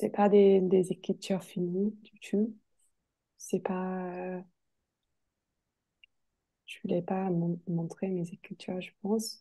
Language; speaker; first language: French; non-native, fluent; English